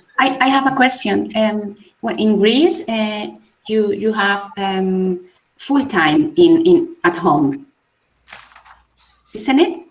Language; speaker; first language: English; non-native, fluent; Spanish